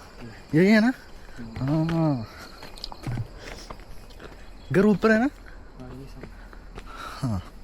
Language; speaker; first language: Hindi; non-native, local second language; Malayalam